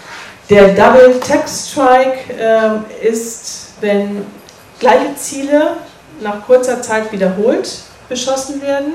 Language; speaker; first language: German; native; German